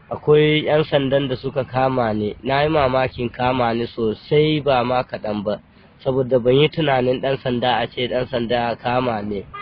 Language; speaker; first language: Hausa; non-native, local second language; Fula